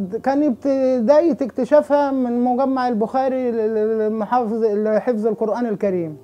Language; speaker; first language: Arabic; native; Arabic